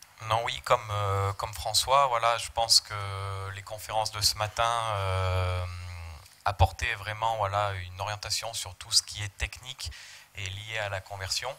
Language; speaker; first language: French; native; French